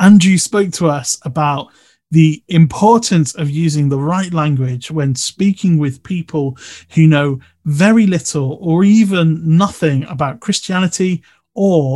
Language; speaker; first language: English; native; English